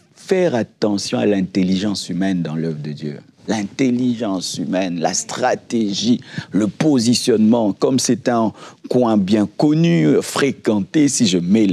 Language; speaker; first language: French; non-native, local second language; Lingala